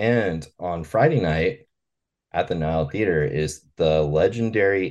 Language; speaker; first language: English; native; English